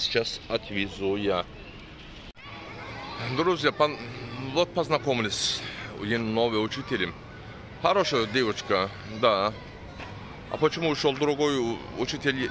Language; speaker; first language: Russian; non-native, learner; Turkish